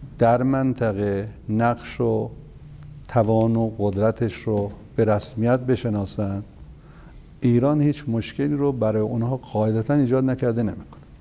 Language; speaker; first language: Persian; native; Persian